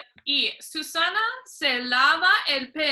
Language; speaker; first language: Spanish; non-native, fluent; English